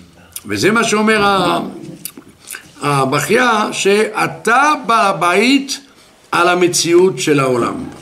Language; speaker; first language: Hebrew; non-native, fluent; French